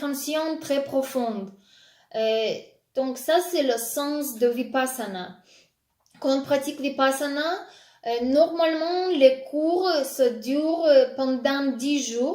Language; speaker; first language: French; non-native, fluent; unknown